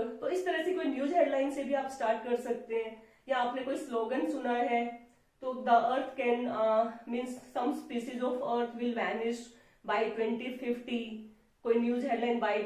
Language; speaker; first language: Hindi; native; Hindi